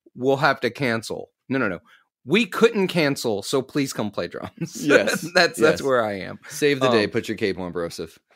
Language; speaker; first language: English; native; English